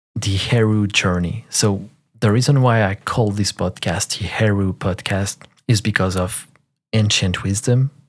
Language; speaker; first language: English; non-native, fluent; French